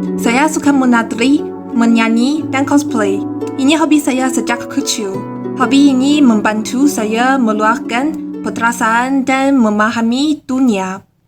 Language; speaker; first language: Malay; non-native, learner; Chinese